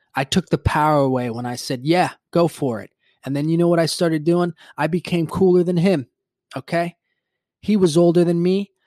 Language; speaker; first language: English; early bilingual, other home language; Spanish